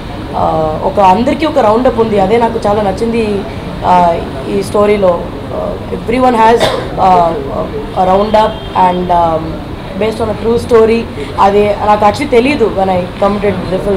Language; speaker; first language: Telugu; non-native, fluent; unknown